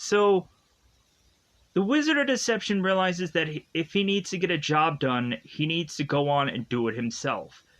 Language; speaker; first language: English; native; English